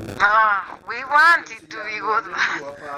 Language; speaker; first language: English; non-native, learner; Spanish